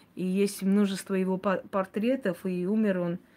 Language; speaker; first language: Russian; non-native, local second language; Armenian